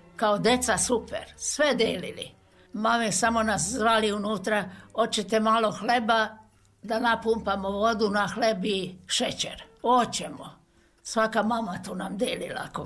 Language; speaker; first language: Serbian; non-native, local second language; Hungarian